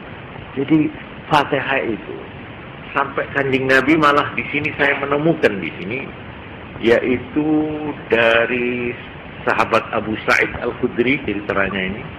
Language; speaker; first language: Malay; non-native, local second language; Javanese